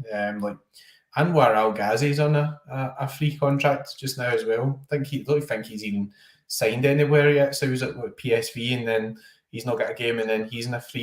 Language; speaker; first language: English; native; English